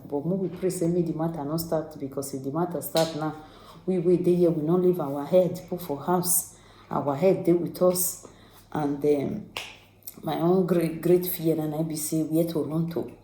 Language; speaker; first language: Nigerian Pidgin; native; Nigerian Pidgin